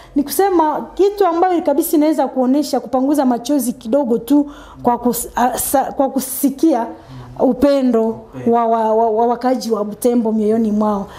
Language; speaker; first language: Swahili; non-native, local second language; Nande